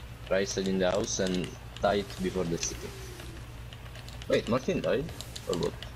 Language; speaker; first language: English; non-native, fluent; Italian